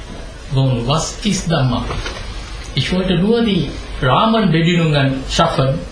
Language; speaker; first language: German; non-native, fluent; Sinhala